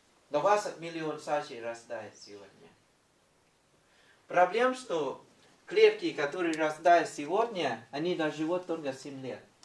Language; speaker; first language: Russian; non-native, fluent; Thai